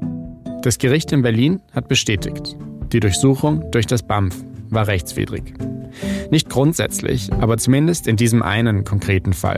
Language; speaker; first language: German; native; German